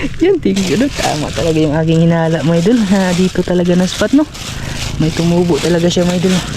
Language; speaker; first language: Filipino; non-native, local second language; Cebuano